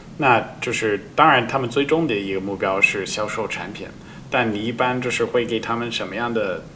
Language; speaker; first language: Chinese; non-native, fluent; English